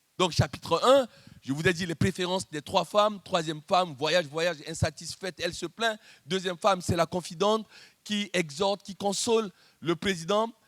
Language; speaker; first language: French; non-native, local second language; Lingala